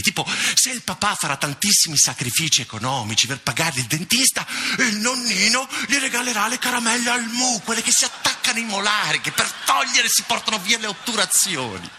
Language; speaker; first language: Italian; native; Italian